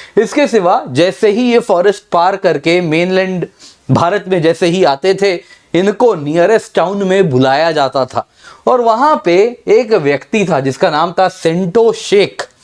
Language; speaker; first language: Hindi; native; Hindi